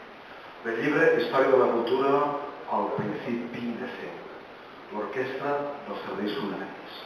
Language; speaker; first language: Catalan; native; Catalan